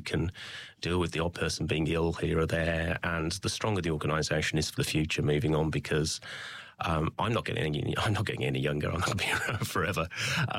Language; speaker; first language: English; native; English